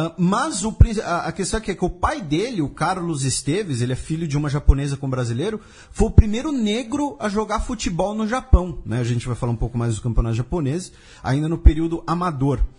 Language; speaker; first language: Portuguese; native; Portuguese